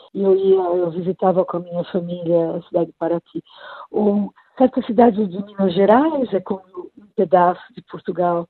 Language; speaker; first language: Portuguese; native; Portuguese